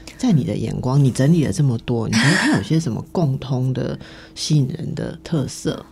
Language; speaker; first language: Chinese; native; Chinese